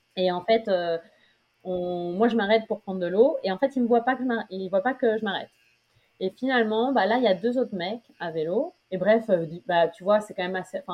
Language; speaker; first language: French; native; French